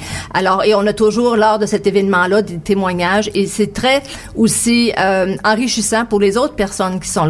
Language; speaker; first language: French; native; French